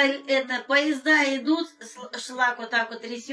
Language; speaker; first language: Russian; native; Russian